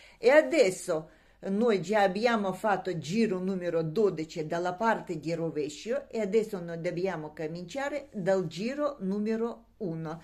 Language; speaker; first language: Italian; non-native, learner; Russian